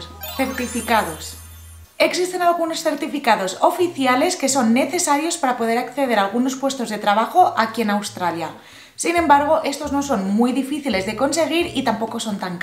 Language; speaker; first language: Spanish; native; Spanish